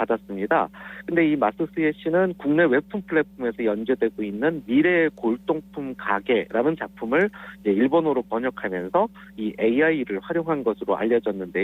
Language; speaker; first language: Korean; native; Korean